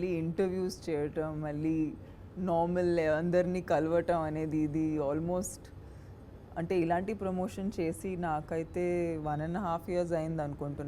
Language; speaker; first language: Telugu; non-native, local second language; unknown